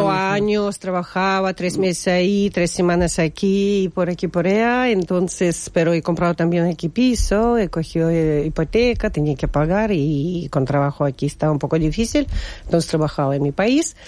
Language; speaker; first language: Spanish; non-native, fluent; Russian